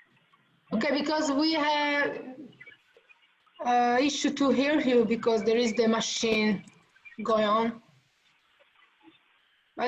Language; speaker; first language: English; non-native, fluent; Italian